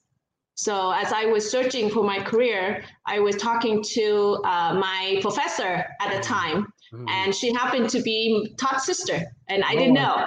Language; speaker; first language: English; non-native, fluent; Vietnamese